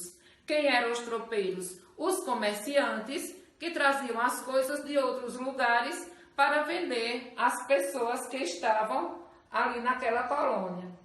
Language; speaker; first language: Portuguese; native; Portuguese